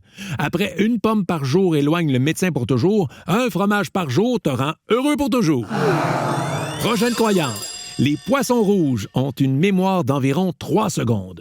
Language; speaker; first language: French; native; French